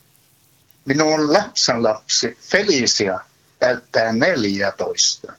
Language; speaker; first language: Finnish; native; Finnish